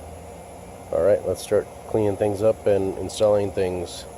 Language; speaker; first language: English; native; English